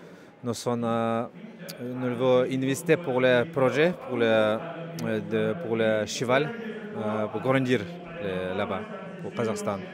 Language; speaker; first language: French; non-native, learner; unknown